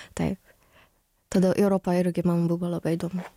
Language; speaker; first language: Lithuanian; non-native, learner; Japanese